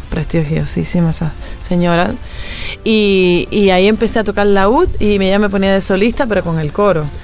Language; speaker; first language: Spanish; native; Spanish